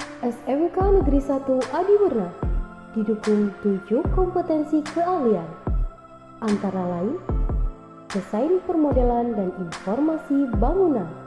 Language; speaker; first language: Indonesian; native; Indonesian